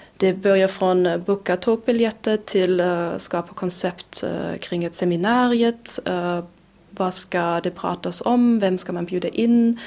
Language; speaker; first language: Swedish; non-native, fluent; German